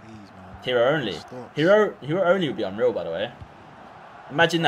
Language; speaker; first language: English; native; English